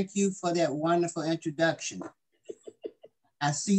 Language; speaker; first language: English; native; English